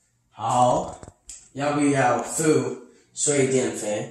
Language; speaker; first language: Chinese; non-native, learner; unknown